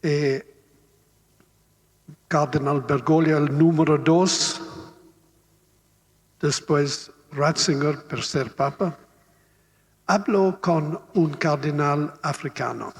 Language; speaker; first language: Spanish; non-native, learner; Italian